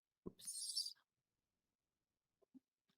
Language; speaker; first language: French; non-native, fluent; English